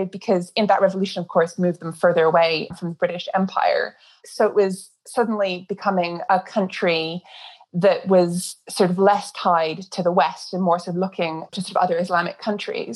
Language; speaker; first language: English; native; English